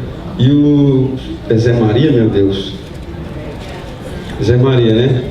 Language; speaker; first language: Portuguese; native; Portuguese